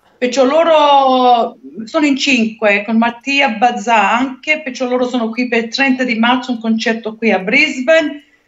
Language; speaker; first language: Italian; early bilingual, heritage; Italian